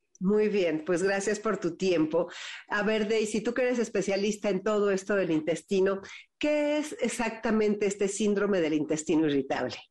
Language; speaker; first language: Spanish; native; Spanish